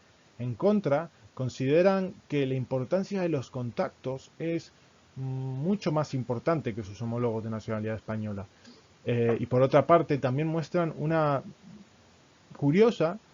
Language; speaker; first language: Spanish; native; Spanish